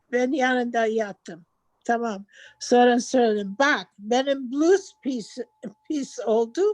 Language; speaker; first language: Turkish; non-native, learner; English